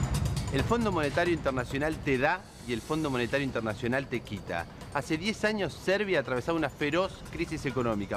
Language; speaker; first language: Spanish; native; Spanish